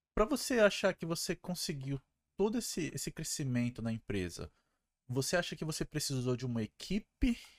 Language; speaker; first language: Portuguese; native; Portuguese